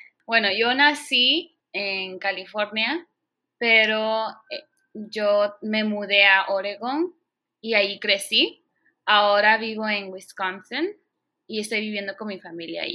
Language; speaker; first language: Spanish; early bilingual, heritage; Spanish